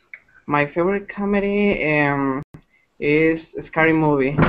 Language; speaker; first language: English; non-native, learner; Spanish